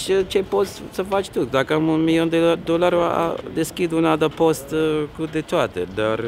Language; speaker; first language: Romanian; non-native, learner; English